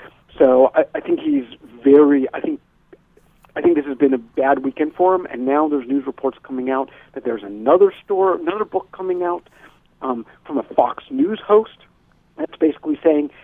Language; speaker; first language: English; native; English